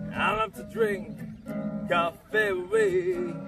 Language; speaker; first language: English; non-native, learner; Korean